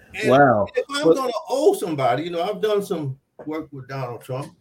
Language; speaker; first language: English; native; English